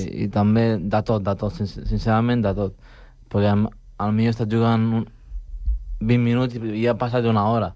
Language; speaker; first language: Catalan; non-native, local second language; Spanish